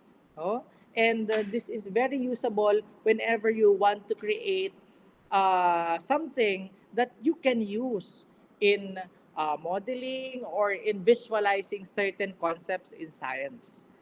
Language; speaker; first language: English; non-native, local second language; Filipino